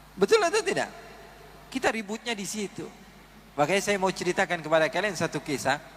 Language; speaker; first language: Indonesian; native; Indonesian